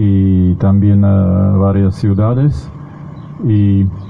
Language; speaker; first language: Spanish; non-native, fluent; Slovak